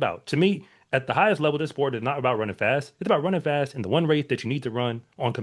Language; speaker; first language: English; native; English